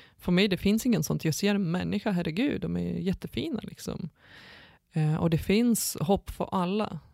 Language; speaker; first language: Swedish; non-native, fluent; Lithuanian